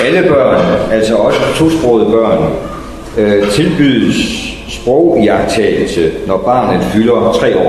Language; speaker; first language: Danish; native; Danish